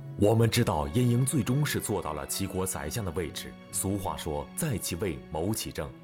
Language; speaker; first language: Chinese; native; Chinese